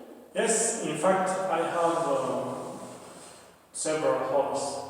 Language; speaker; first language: English; non-native, learner; Spanish